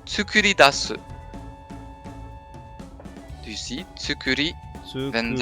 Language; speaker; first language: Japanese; non-native, fluent; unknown